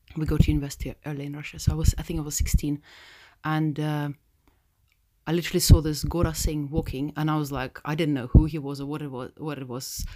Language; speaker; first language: English; non-native, fluent; Russian